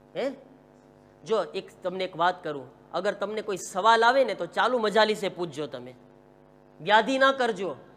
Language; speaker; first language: Gujarati; early bilingual, heritage; Gujarati